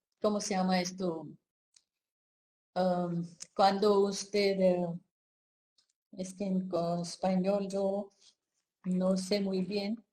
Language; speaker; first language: Spanish; non-native, fluent; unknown